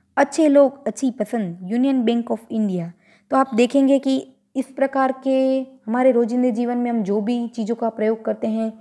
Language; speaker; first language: Hindi; non-native, local second language; Gujarati